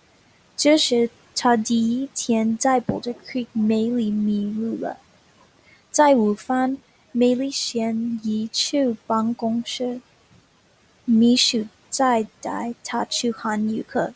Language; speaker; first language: Chinese; non-native, learner; English